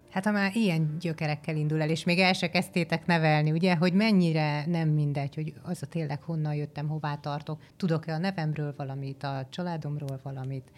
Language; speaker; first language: Hungarian; native; Hungarian